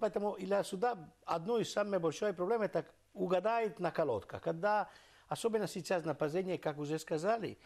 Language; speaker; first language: Russian; non-native, learner; Italian